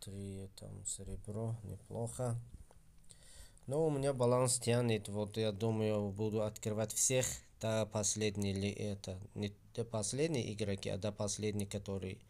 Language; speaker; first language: Russian; non-native, fluent; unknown